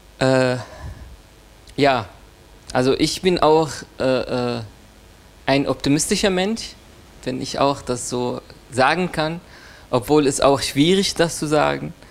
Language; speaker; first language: German; non-native, fluent; Arabic